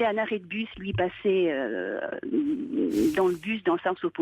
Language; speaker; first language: French; native; French